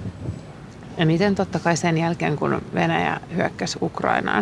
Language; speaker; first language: Finnish; native; Finnish